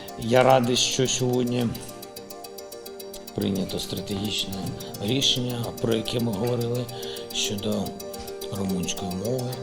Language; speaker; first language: Ukrainian; non-native, local second language; Russian